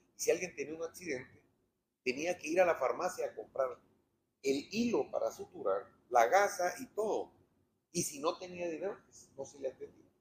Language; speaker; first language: Spanish; native; Spanish